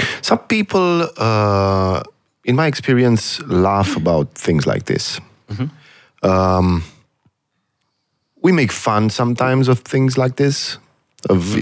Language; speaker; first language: English; non-native, fluent; Romanian